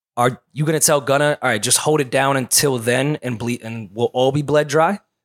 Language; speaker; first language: English; native; English